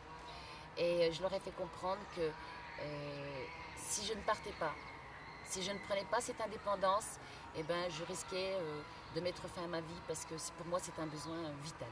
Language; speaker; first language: French; early bilingual, other home language; Kabyle